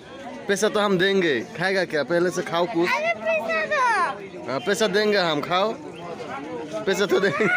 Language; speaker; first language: Hindi; non-native, local second language; Bangla